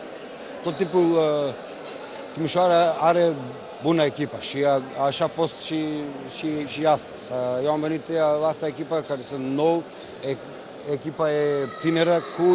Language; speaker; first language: Romanian; non-native, learner; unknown